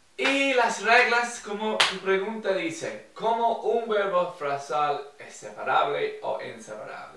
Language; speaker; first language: Spanish; non-native, fluent; English